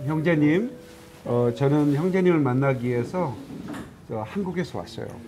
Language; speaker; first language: Korean; native; Korean